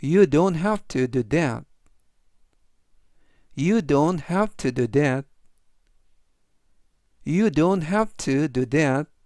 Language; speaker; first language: English; non-native, fluent; Korean